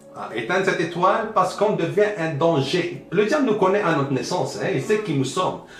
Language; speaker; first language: French; early bilingual, other home language; Arabic